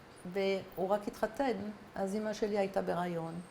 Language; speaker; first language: Hebrew; non-native, fluent; French